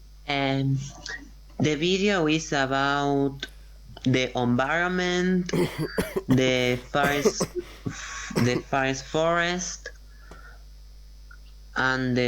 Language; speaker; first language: English; non-native, learner; Spanish